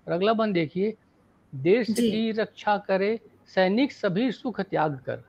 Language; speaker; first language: Hindi; native; Hindi